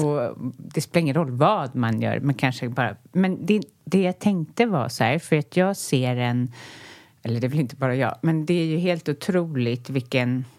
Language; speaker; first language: Swedish; native; Swedish